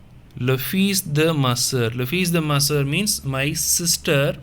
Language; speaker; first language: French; non-native, fluent; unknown